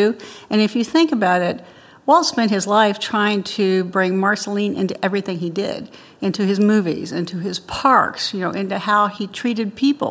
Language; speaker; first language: English; native; English